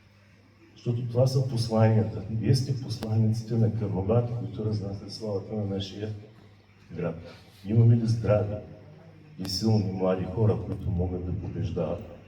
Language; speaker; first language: Bulgarian; native; Bulgarian